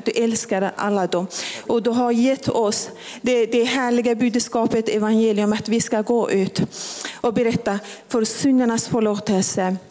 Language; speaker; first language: Swedish; non-native, local second language; Persian